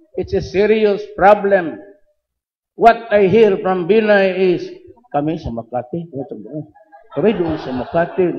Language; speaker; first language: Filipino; non-native, local second language; Cebuano